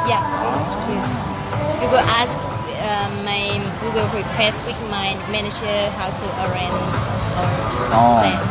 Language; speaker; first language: English; non-native, learner; Vietnamese